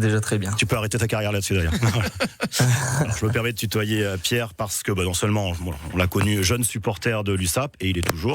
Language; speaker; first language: French; native; French